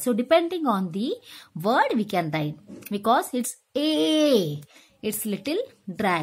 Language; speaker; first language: English; non-native, local second language; Tamil